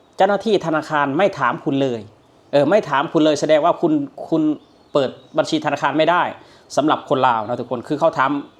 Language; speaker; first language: Thai; native; Thai